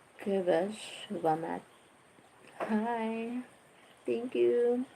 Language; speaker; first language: English; non-native, learner; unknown